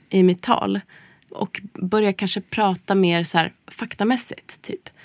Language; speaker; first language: Swedish; native; Swedish